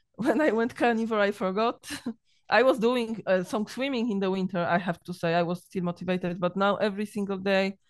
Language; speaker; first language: English; non-native, learner; Polish